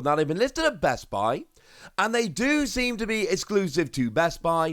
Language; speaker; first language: English; native; English